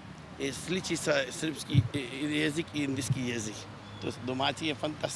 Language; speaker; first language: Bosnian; non-native, learner; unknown